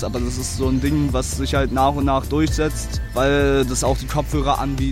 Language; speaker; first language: German; native; German